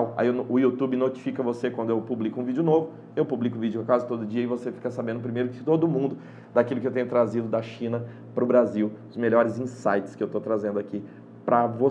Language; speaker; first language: Portuguese; native; Portuguese